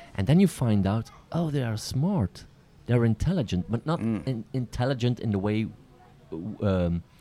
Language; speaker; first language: English; non-native, fluent; Dutch